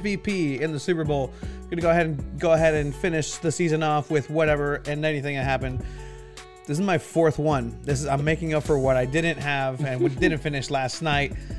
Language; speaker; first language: English; early bilingual, other home language; Spanish